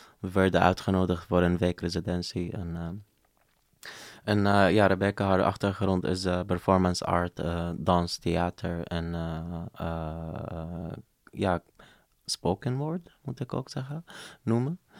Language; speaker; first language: Dutch; non-native, fluent; Arabic